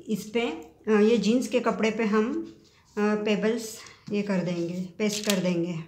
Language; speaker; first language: Hindi; non-native, local second language; Marathi